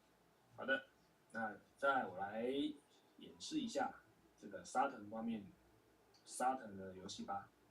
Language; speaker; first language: Chinese; native; Chinese